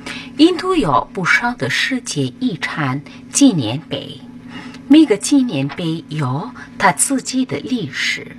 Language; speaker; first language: Chinese; non-native, fluent; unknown